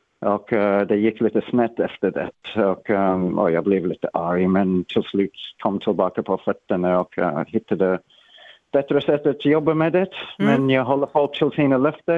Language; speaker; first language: Swedish; non-native, fluent; English